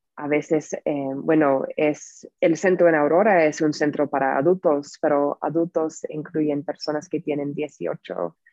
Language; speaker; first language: Spanish; non-native, fluent; English